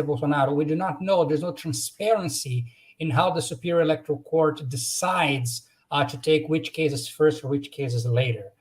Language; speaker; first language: English; non-native, fluent; Portuguese